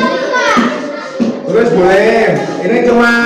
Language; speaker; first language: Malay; non-native, local second language; Javanese